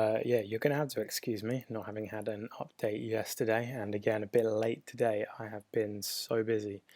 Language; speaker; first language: English; native; English